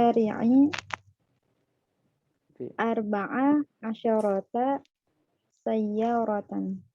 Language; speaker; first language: Arabic; non-native, learner; Indonesian